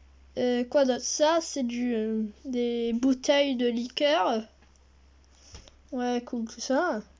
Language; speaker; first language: French; early bilingual, heritage; French